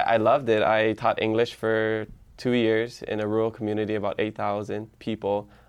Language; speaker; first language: English; early bilingual, other home language; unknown